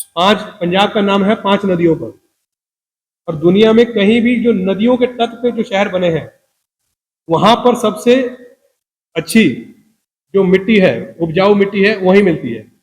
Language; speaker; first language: Hindi; non-native, local second language; Punjabi